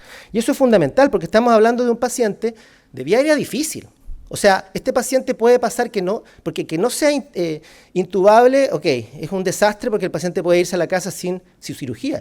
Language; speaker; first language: Spanish; native; Spanish